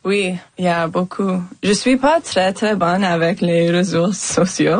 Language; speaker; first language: French; non-native, local second language; English